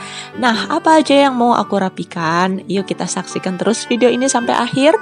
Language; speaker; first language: Indonesian; native; Indonesian